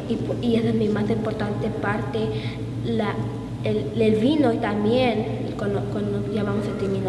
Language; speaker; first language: Spanish; early bilingual, heritage; English